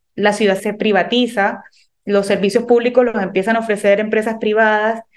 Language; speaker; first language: Spanish; native; Spanish